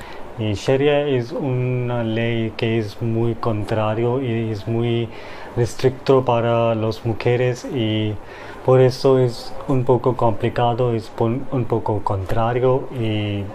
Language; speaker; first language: Spanish; non-native, learner; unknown